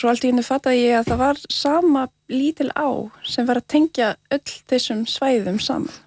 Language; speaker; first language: Icelandic; non-native, fluent; French